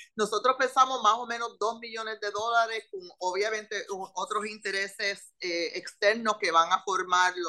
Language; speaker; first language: Spanish; early bilingual, heritage; Spanish